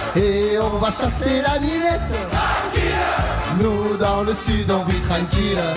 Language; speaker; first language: French; native; French